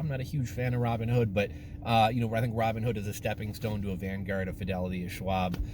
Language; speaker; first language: English; native; English